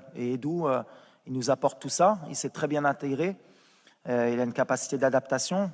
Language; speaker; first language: French; native; French